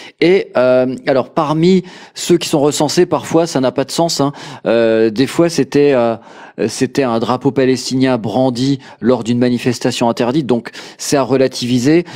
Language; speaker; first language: French; native; French